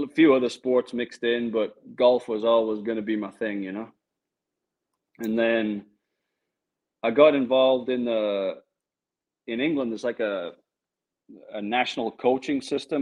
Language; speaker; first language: English; native; English